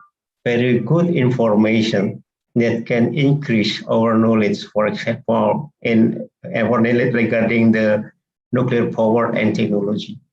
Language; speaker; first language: English; non-native, fluent; Indonesian